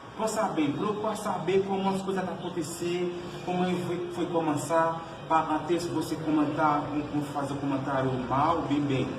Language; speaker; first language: Portuguese; non-native, learner; Haitian Creole